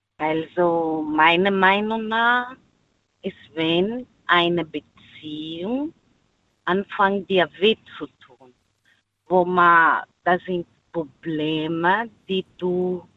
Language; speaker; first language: German; non-native, learner; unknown